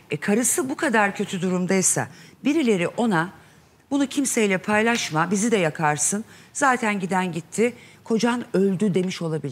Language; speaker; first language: Turkish; native; Turkish